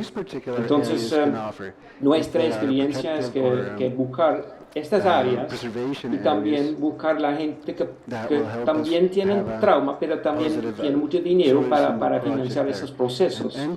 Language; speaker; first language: Spanish; non-native, fluent; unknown